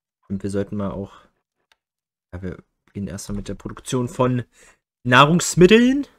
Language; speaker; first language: German; native; German